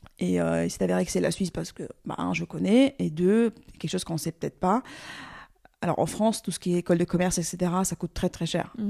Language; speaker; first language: French; non-native, fluent; Russian